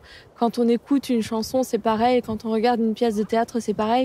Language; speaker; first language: French; early bilingual, other home language; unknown